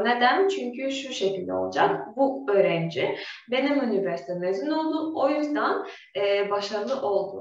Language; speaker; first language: Turkish; non-native, fluent; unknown